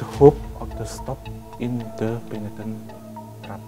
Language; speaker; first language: Dutch; non-native, learner; Indonesian